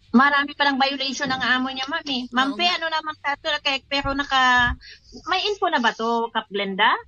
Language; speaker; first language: Filipino; native; Filipino